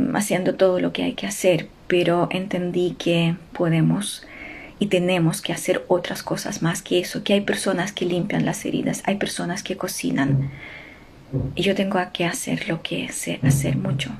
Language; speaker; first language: Spanish; non-native, fluent; Ukrainian